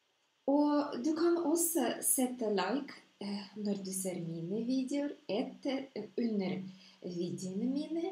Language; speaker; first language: Norwegian; non-native, fluent; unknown